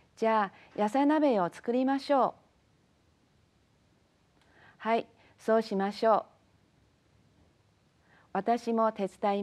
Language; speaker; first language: Japanese; non-native, fluent; Chinese